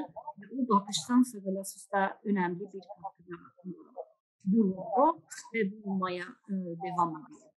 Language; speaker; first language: Turkish; non-native, fluent; Dutch